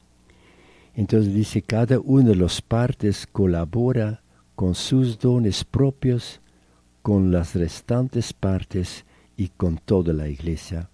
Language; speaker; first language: Spanish; non-native, fluent; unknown